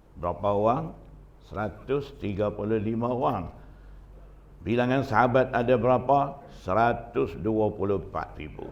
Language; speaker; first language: Malay; non-native, fluent; Burmese